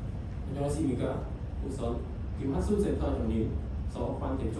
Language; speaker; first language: Korean; non-native, learner; Khmer